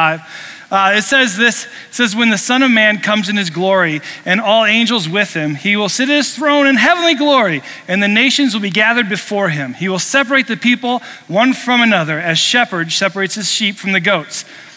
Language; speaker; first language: English; native; English